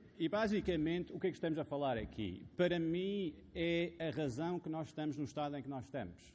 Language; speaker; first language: Portuguese; non-native, fluent; Arabic